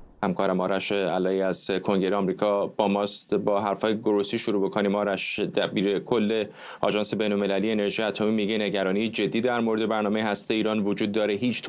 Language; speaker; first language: Persian; native; Persian